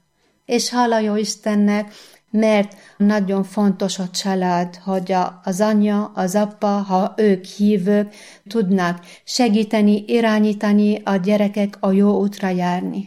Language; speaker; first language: Hungarian; non-native, learner; Arabic